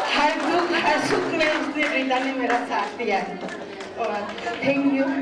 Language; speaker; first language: Hindi; non-native, local second language; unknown